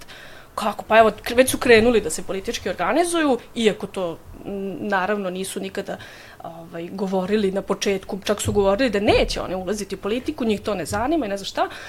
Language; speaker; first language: Serbian; native; Serbian